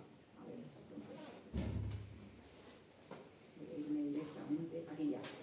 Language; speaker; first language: Spanish; native; Spanish